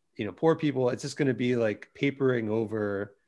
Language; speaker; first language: English; early bilingual, other home language; Greek